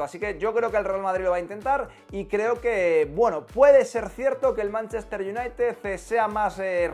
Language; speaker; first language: Spanish; native; Spanish